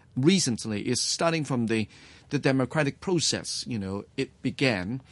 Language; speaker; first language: English; non-native, local second language; Cantonese